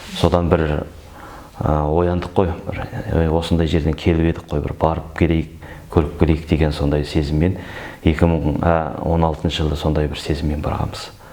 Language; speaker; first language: Kazakh; early bilingual, heritage; Kazakh